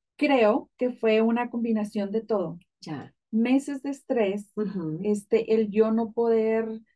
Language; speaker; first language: Spanish; native; Spanish